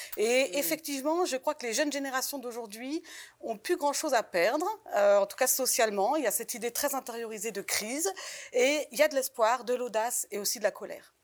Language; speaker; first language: French; native; French